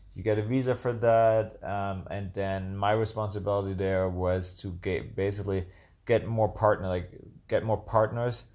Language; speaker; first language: English; non-native, fluent; German